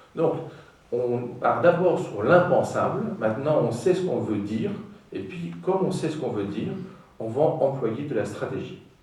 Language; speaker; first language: French; non-native, fluent; Greek